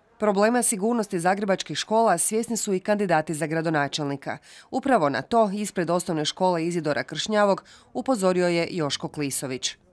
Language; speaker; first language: Croatian; native; Croatian